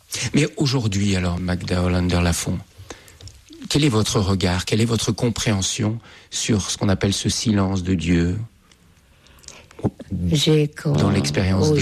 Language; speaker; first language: French; native; French